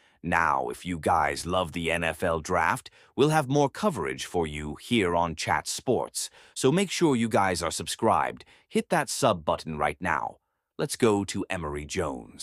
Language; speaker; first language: English; native; English